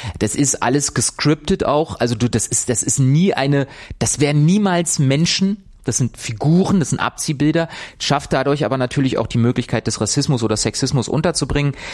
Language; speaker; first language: German; native; German